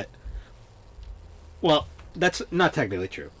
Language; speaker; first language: English; native; English